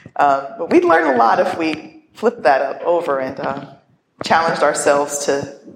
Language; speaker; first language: English; native; English